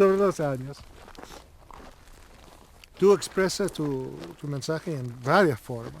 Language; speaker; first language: Spanish; non-native, learner; English